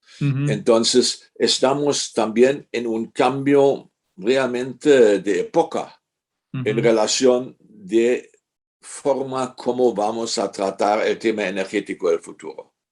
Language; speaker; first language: Spanish; non-native, fluent; German